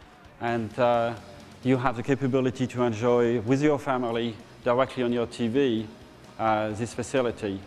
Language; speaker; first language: English; non-native, fluent; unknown